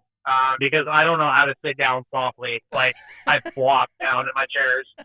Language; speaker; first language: English; native; English